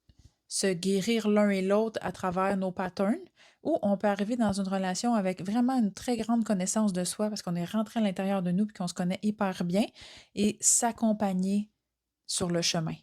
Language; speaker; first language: French; native; French